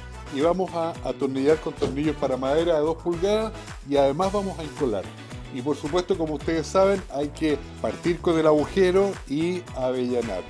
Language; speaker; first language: Spanish; native; Spanish